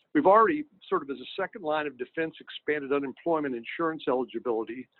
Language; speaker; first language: English; native; English